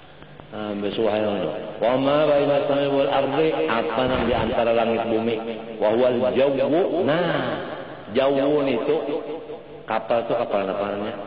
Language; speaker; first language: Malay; non-native, local second language; Banjar